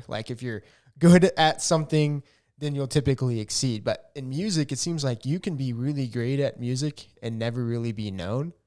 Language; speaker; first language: English; native; English